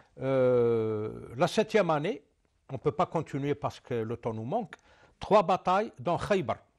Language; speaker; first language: French; non-native, local second language; Arabic